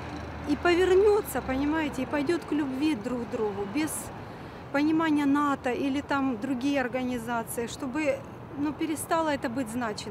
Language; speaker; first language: Russian; native; Russian